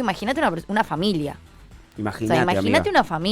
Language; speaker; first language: Spanish; native; Spanish